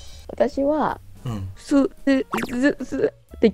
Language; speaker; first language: Japanese; non-native, learner; Thai